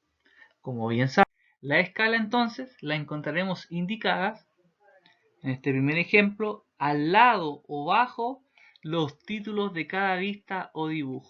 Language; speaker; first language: Spanish; native; Spanish